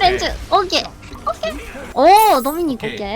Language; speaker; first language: Korean; non-native, learner; Japanese